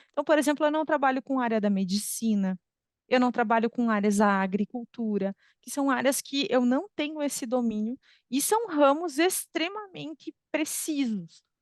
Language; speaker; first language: Portuguese; native; Portuguese